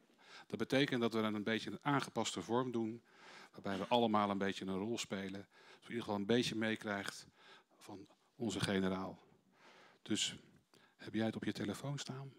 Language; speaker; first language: Dutch; native; Dutch